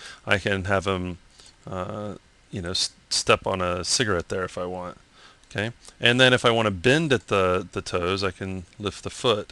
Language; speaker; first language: English; native; English